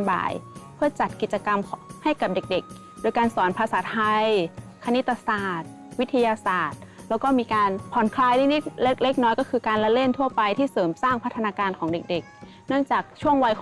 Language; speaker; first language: Thai; native; Thai